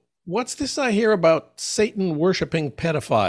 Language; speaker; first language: English; native; English